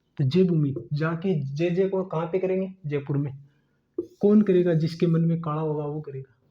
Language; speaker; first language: Hindi; native; Hindi